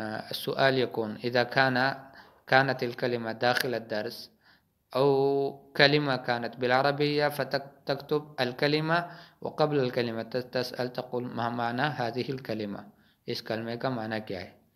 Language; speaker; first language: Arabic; non-native, fluent; Urdu